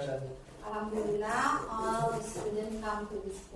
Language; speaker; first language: English; non-native, learner; Indonesian